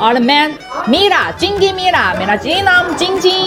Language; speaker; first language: Hindi; non-native, learner; Chinese